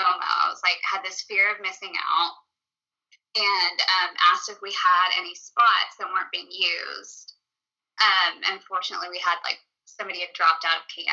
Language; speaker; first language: English; native; English